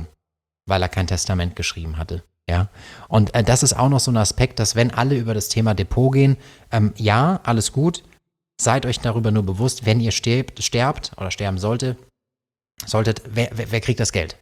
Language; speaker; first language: German; native; German